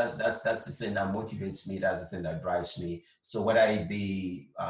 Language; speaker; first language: English; non-native, local second language; Igbo